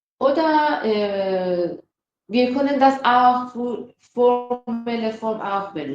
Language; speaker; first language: German; non-native, fluent; Persian